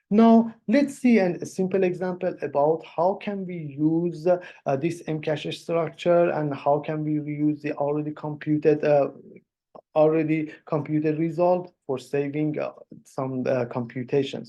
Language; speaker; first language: English; non-native, fluent; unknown